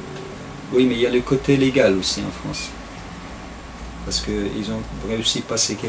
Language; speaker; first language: French; non-native, fluent; Turkish